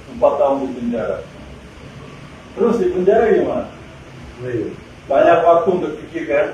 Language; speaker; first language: Indonesian; non-native, fluent; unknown